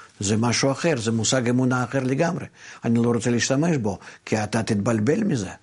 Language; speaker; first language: Hebrew; non-native, fluent; Russian